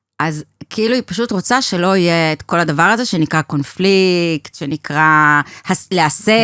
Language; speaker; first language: Hebrew; native; Hebrew